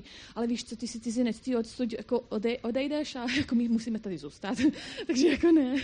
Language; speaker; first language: Czech; non-native, fluent; Croatian